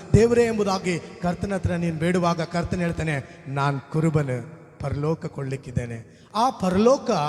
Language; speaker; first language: Kannada; non-native, local second language; Telugu